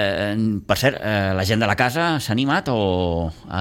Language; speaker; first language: Catalan; native; Catalan